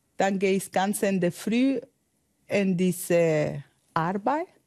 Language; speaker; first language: German; non-native, learner; Spanish